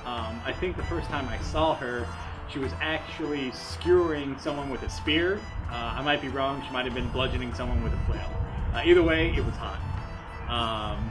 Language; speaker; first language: English; native; English